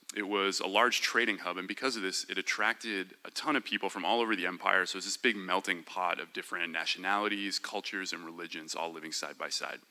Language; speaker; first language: English; native; English